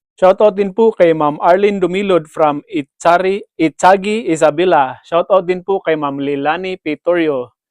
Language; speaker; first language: Filipino; non-native, local second language; Cebuano